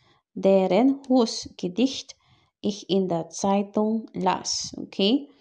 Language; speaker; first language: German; non-native, fluent; Filipino